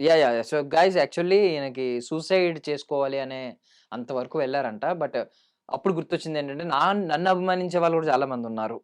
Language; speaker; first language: Telugu; native; Telugu